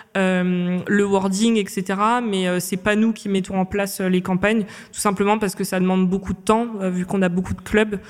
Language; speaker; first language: French; native; French